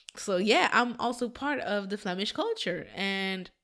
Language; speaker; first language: English; non-native, fluent; Dutch